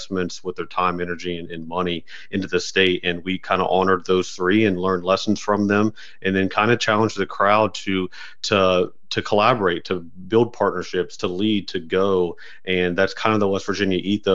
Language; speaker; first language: English; native; English